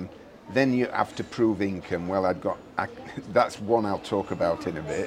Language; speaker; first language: English; native; English